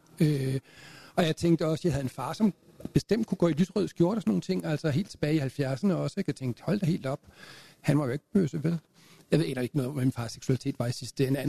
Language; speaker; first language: Danish; native; Danish